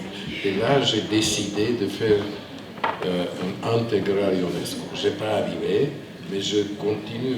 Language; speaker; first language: French; non-native, fluent; Hungarian